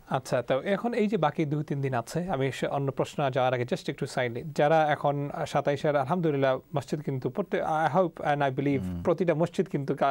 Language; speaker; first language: Bangla; early bilingual, heritage; Bangla